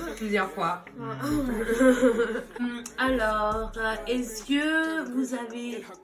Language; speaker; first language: French; native; French